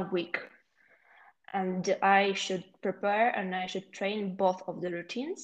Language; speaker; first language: English; non-native, fluent; Ukrainian